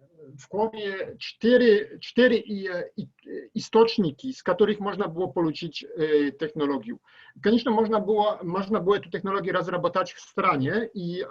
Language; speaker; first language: Russian; non-native, learner; Polish